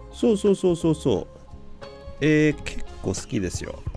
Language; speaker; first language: Japanese; non-native, learner; English